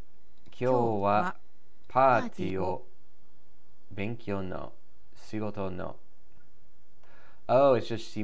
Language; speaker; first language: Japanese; non-native, learner; English